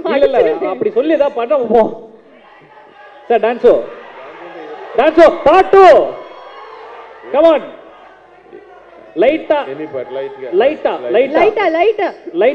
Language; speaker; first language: Tamil; native; Tamil